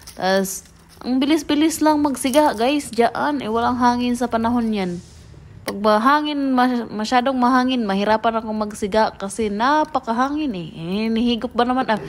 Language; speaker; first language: Filipino; non-native, local second language; Cebuano